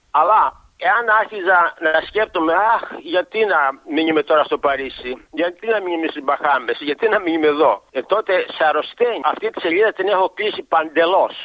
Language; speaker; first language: Greek; native; Greek